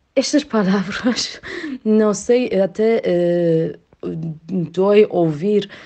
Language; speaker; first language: Portuguese; non-native, learner; Persian